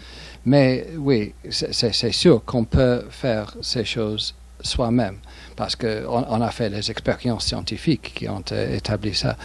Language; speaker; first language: French; non-native, fluent; English